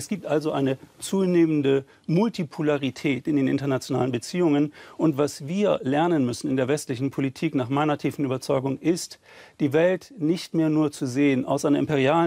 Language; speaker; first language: German; native; German